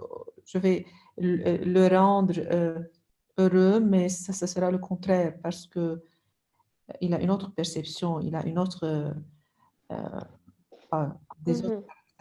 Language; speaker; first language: French; non-native, local second language; Arabic